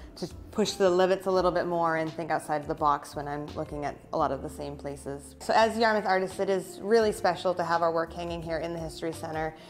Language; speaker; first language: English; native; English